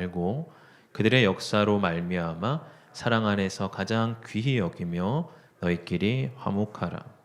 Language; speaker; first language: Korean; native; Korean